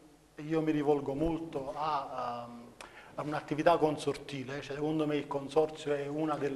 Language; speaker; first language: Italian; native; Italian